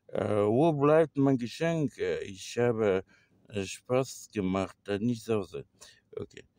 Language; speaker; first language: German; non-native, learner; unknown